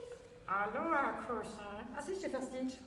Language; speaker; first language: French; native; French